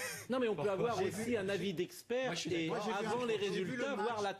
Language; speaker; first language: French; native; French